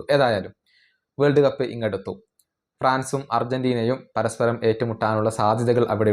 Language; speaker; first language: Malayalam; native; Malayalam